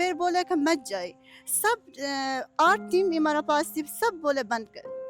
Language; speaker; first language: Urdu; non-native, learner; Persian